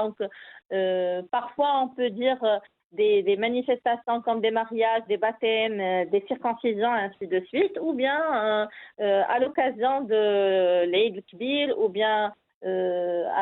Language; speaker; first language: French; non-native, local second language; Arabic